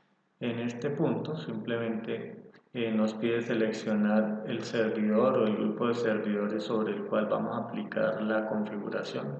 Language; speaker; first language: Spanish; native; Spanish